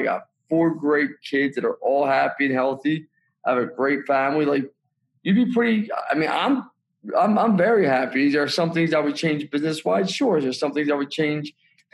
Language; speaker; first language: English; native; English